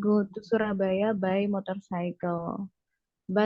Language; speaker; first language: English; non-native, learner; Indonesian